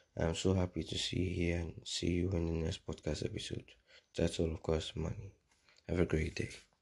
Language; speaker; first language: English; non-native, local second language; Yoruba